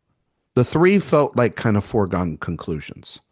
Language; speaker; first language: English; native; English